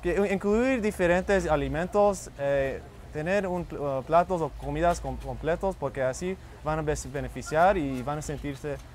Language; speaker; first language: Spanish; early bilingual, heritage; Spanish